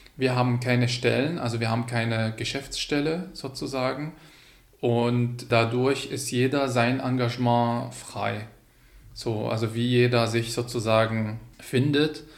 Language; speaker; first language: German; non-native, fluent; Arabic